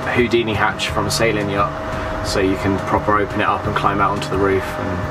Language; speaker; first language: English; native; English